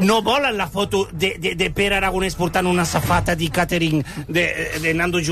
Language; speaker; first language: Catalan; native; Catalan